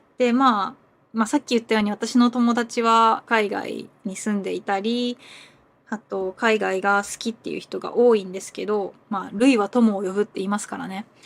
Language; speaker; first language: Japanese; native; Japanese